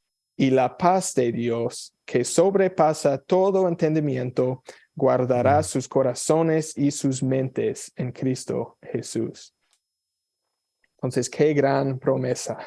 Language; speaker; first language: Spanish; non-native, fluent; English